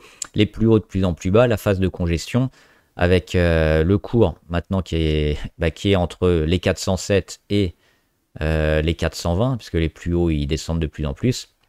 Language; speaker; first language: French; native; French